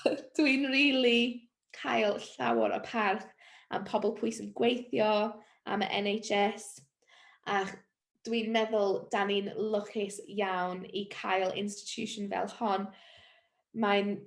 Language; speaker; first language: Welsh; non-native, learner; English